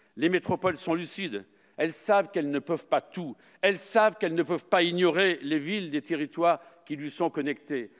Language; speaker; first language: French; native; French